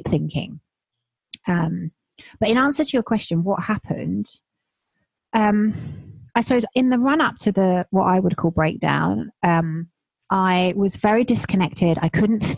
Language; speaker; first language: English; native; English